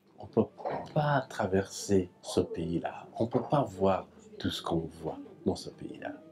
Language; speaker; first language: French; non-native, fluent; Persian